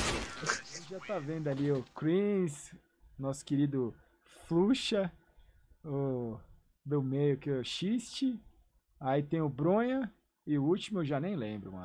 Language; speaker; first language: Portuguese; native; Portuguese